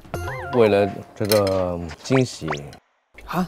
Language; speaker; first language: Chinese; non-native, local second language; Cantonese